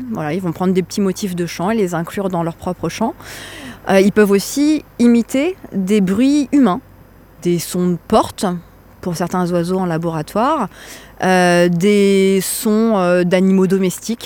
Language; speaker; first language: French; native; French